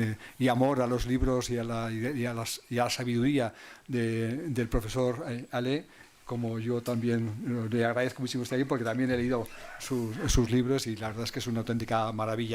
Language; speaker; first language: Spanish; native; Spanish